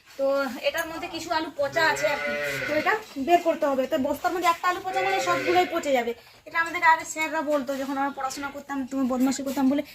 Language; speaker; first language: Bangla; native; Bangla